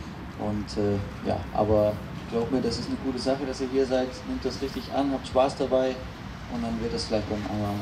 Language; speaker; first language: German; native; German